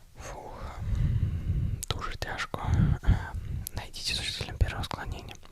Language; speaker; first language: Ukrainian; non-native, learner; Russian